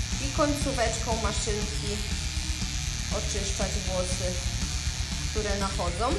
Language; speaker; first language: Polish; native; Polish